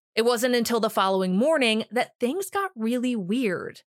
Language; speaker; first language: English; native; English